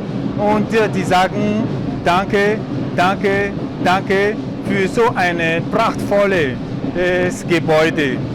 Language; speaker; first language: German; non-native, fluent; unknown